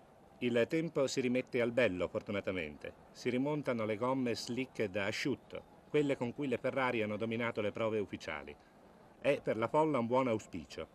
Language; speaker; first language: Italian; native; Italian